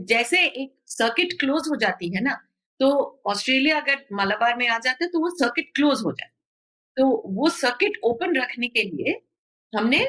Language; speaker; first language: Hindi; non-native, local second language; Bangla